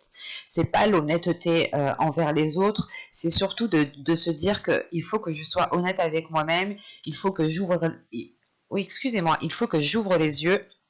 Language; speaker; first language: French; native; French